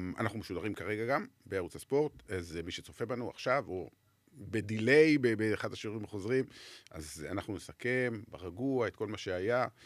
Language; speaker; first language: Hebrew; native; Hebrew